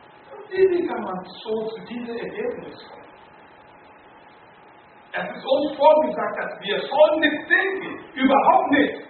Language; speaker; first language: German; non-native, learner; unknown